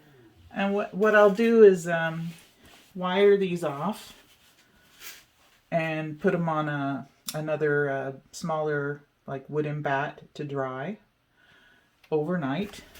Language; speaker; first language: English; native; English